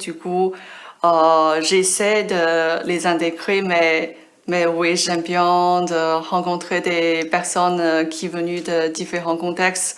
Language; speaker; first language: French; non-native, fluent; Chinese